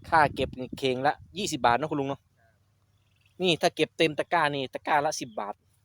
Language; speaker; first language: Thai; native; Thai